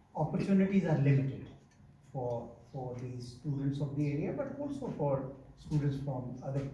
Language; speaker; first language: English; non-native, local second language; Urdu